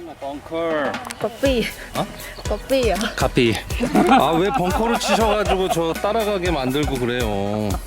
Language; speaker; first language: Korean; native; Korean